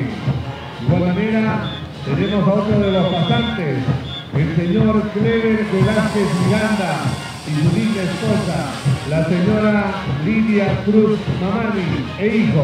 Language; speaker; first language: Spanish; native; Spanish